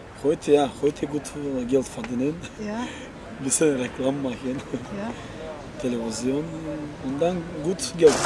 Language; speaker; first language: Dutch; non-native, learner; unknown